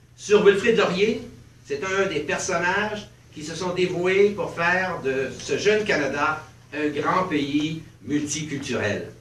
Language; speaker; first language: French; native; French